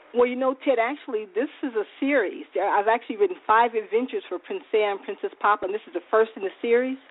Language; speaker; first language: English; native; English